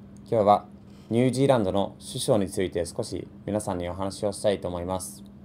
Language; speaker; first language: Japanese; non-native, fluent; English